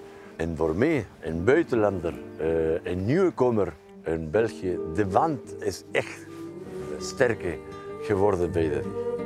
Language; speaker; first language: Dutch; non-native, learner; Spanish